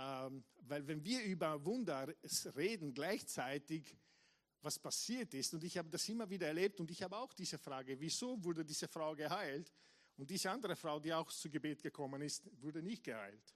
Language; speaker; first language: German; non-native, fluent; English